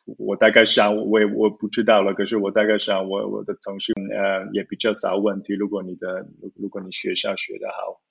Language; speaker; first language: Chinese; early bilingual, heritage; Chinese